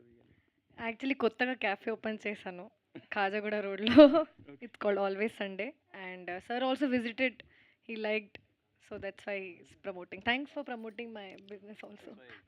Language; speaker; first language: Telugu; non-native, fluent; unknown